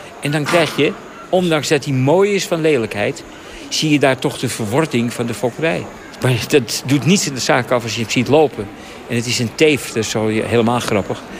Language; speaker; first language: Dutch; native; Dutch